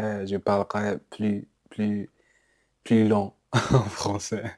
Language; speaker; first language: French; non-native, learner; English